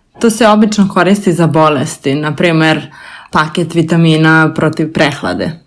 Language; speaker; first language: Serbian; native; Serbian